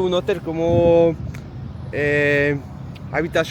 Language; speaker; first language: Spanish; non-native, learner; French